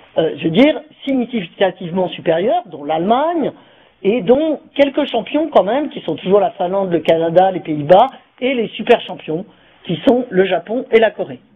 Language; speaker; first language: French; native; French